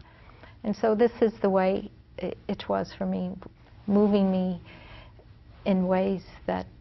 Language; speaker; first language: English; native; English